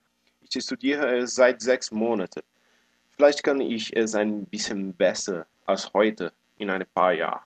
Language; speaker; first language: German; non-native, learner; Portuguese